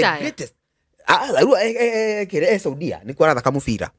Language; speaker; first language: Swahili; non-native, local second language; Kikuyu